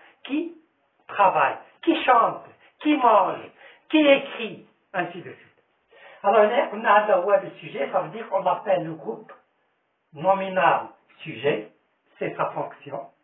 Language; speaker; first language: French; non-native, local second language; Arabic